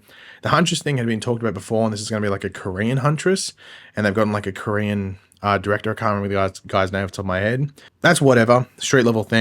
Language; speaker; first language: English; native; English